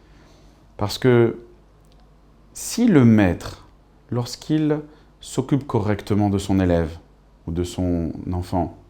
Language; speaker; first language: French; native; French